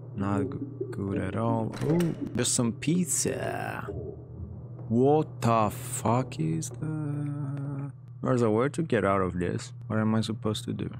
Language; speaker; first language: English; non-native, fluent; Italian